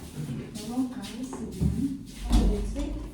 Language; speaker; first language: English; non-native, fluent; Kazakh